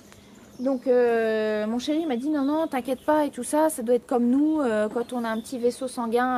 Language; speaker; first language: French; native; French